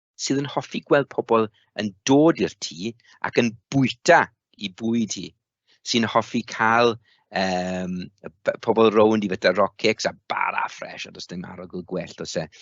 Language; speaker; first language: Welsh; native; Welsh